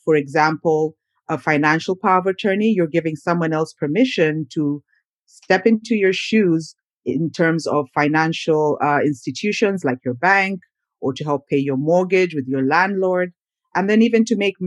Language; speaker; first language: English; non-native, local second language; Ganda